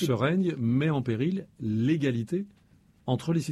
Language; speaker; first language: French; native; French